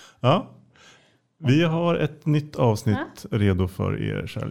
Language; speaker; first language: Swedish; native; Swedish